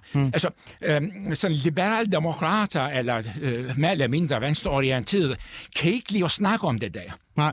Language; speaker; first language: Danish; non-native, fluent; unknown